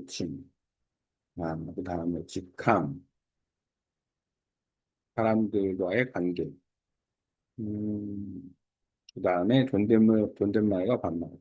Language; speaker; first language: Korean; native; Korean